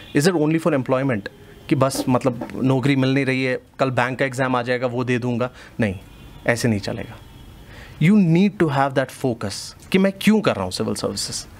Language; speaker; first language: Hindi; non-native, local second language; Kashmiri